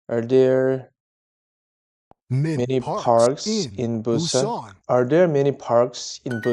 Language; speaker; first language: English; non-native, learner; Korean